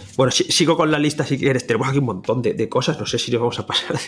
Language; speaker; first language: Spanish; non-native, local second language; Catalan